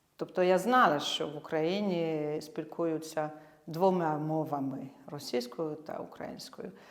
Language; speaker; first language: Ukrainian; non-native, fluent; French